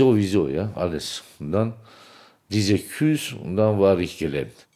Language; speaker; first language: German; non-native, local second language; Turkish